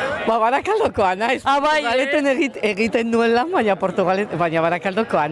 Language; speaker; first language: Basque; non-native, local second language; Spanish